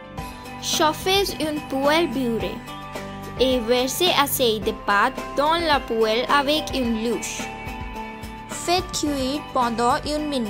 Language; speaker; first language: French; non-native, learner; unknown